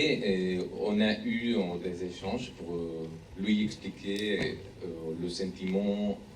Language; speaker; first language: French; non-native, learner; Spanish